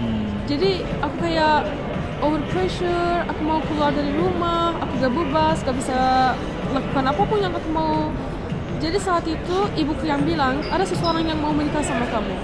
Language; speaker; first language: Indonesian; non-native, fluent; Turkish